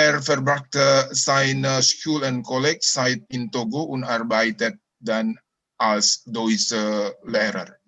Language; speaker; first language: German; non-native, learner; Indonesian